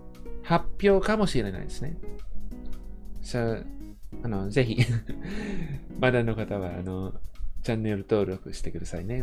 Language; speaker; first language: Japanese; non-native, fluent; English